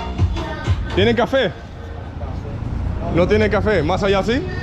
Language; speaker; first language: Spanish; non-native, fluent; English